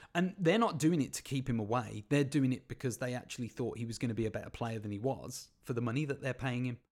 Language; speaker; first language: English; native; English